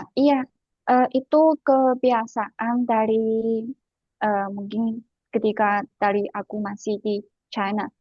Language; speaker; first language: Indonesian; non-native, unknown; Chinese